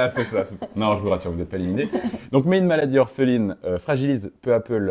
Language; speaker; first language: French; native; French